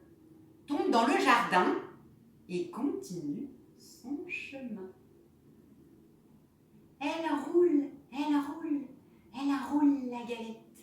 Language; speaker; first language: French; native; French